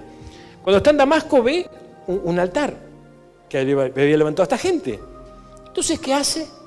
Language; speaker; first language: Spanish; native; Spanish